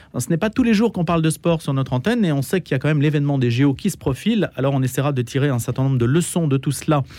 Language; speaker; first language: French; native; French